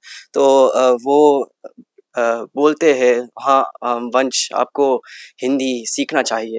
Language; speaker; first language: Hindi; early bilingual, heritage; English